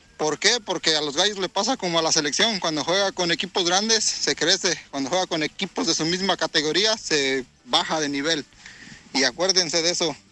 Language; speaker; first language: Spanish; native; Spanish